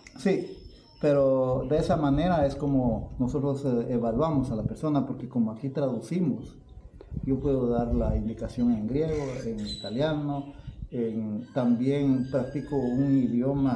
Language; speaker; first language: Spanish; native; Spanish